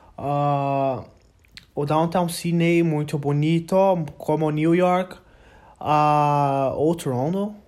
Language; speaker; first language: Portuguese; non-native, learner; English